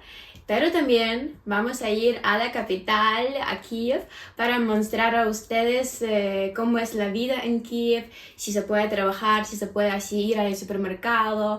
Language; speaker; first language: Spanish; non-native, fluent; Ukrainian